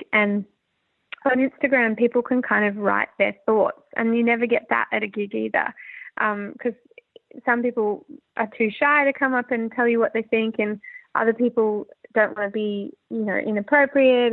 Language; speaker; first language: English; native; English